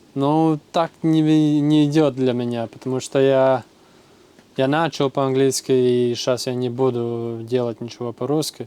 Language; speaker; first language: Russian; non-native, local second language; Latvian